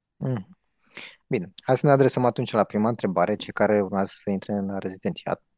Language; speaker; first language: Romanian; native; Romanian